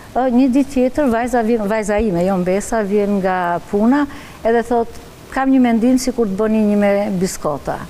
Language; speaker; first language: Albanian; native; Albanian